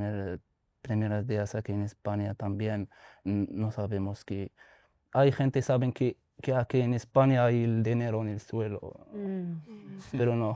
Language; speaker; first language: Spanish; non-native, learner; Arabic